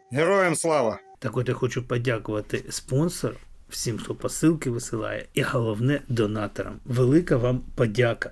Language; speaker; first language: Ukrainian; native; Ukrainian